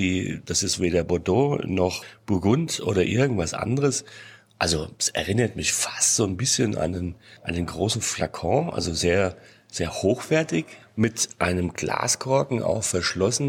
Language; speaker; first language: German; native; German